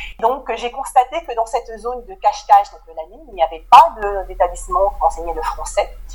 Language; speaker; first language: French; native; French